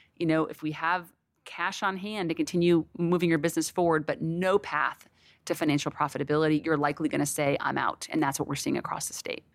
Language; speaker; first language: English; native; English